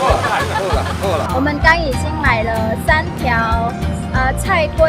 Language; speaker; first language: Chinese; non-native, fluent; Vietnamese